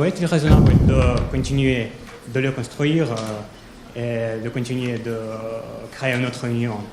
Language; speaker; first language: French; non-native, learner; Russian